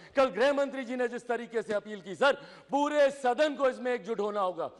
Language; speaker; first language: Hindi; native; Hindi